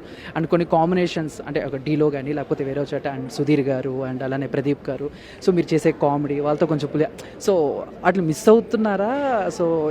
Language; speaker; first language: Telugu; native; Telugu